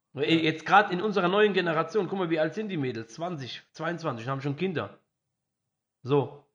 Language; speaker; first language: German; early bilingual, other home language; Arabic